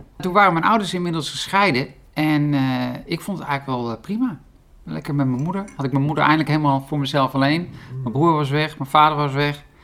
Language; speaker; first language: Dutch; native; Dutch